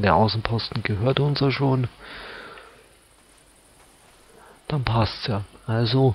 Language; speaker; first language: German; native; German